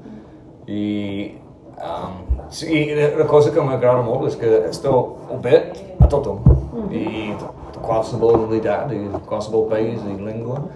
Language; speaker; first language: Catalan; non-native, learner; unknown